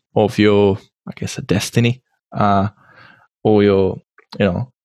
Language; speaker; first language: English; non-native, fluent; Czech